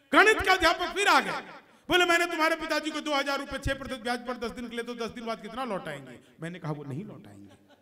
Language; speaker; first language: Hindi; native; Hindi